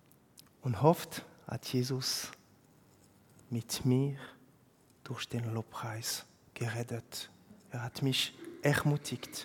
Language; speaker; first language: German; non-native, fluent; French